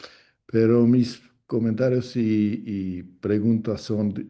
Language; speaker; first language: Spanish; non-native, fluent; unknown